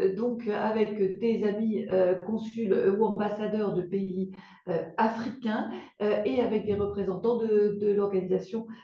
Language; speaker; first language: French; native; French